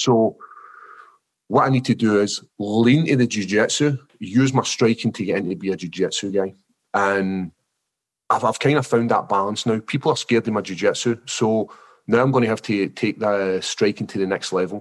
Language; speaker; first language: English; native; English